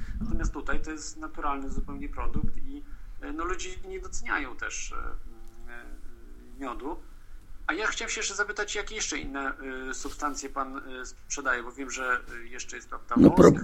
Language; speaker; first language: Polish; native; Polish